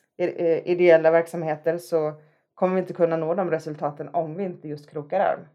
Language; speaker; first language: Swedish; native; Swedish